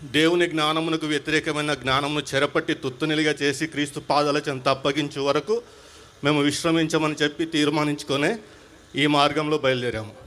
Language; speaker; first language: Telugu; non-native, local second language; Hindi